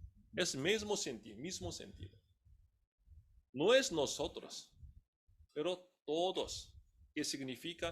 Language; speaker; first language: Spanish; non-native, fluent; Korean